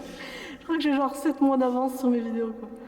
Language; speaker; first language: French; native; French